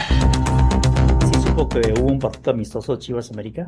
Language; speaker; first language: Spanish; native; Spanish